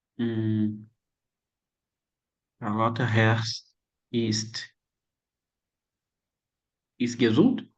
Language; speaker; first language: German; non-native, learner; Portuguese